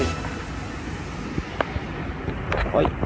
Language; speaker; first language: Japanese; native; Japanese